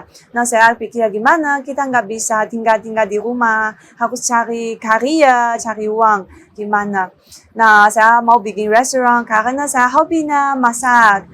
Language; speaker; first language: Indonesian; non-native, learner; Chinese